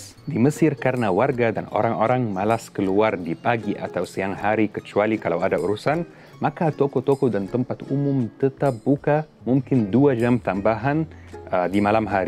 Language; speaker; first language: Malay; non-native, fluent; Arabic